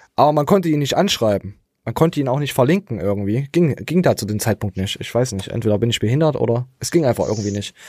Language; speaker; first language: German; native; German